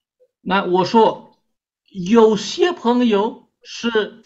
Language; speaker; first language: Chinese; non-native, fluent; Spanish